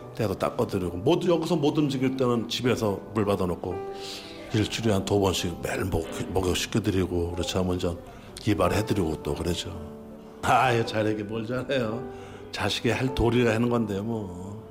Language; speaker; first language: Korean; native; Korean